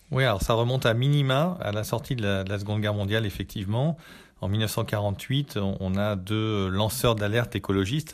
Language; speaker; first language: French; native; French